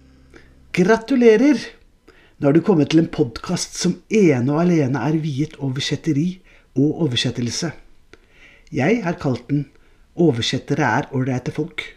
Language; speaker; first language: Norwegian; native; Norwegian